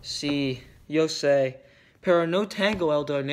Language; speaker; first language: Spanish; non-native, learner; English